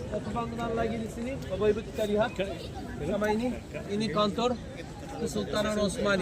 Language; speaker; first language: Indonesian; non-native, fluent; Turkish